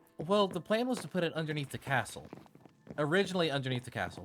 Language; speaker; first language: English; native; English